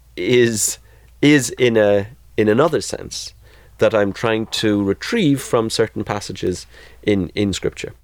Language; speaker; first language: English; native; English